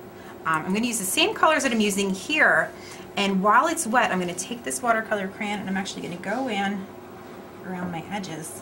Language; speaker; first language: English; native; English